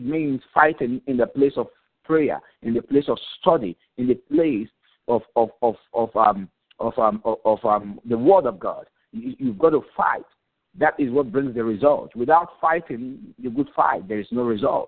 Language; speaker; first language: English; non-native, local second language; Yoruba